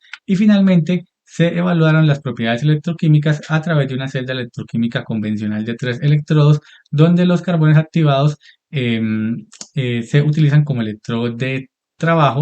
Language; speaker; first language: Spanish; native; Spanish